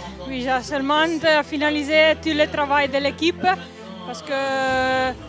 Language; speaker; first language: French; non-native, learner; Italian